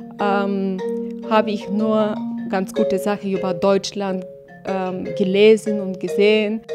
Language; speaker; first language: German; non-native, fluent; Bulgarian